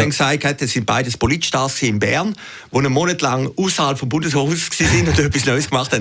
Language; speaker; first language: German; native; German